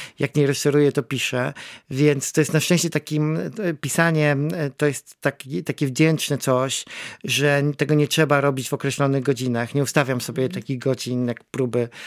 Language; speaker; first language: Polish; native; Polish